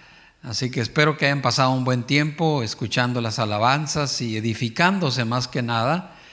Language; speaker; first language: Spanish; native; Spanish